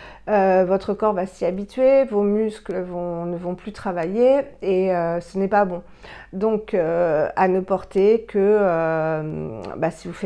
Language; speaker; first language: French; native; French